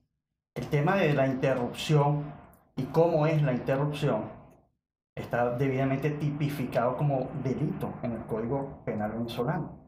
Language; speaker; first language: Spanish; native; Spanish